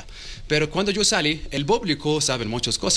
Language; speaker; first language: Spanish; non-native, learner; Arabic